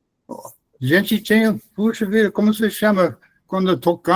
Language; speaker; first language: Portuguese; non-native, fluent; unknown